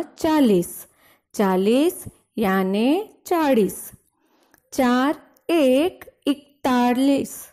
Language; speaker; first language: Hindi; non-native, local second language; Gujarati